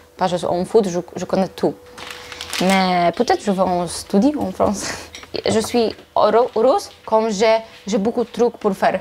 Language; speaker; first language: French; non-native, learner; Polish